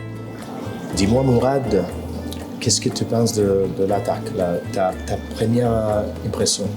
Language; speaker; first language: French; non-native, fluent; Spanish